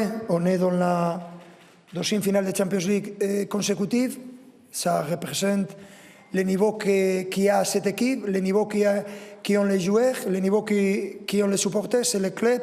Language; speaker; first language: French; non-native, fluent; Spanish